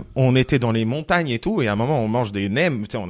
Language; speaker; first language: French; native; French